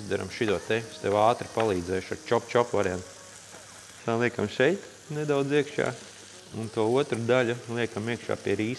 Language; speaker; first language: Latvian; native; Latvian